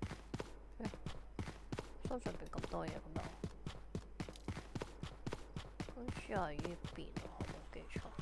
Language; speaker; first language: Chinese; native; Chinese